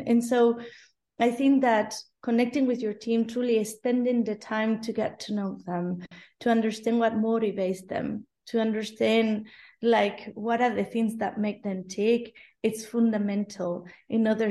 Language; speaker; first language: English; non-native, fluent; Spanish